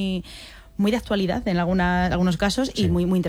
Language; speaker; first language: Spanish; native; Spanish